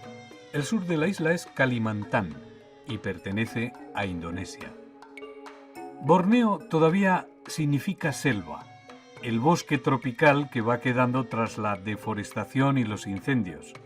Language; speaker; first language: Spanish; native; Spanish